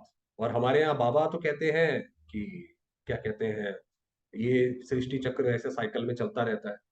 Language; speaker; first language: Hindi; native; Hindi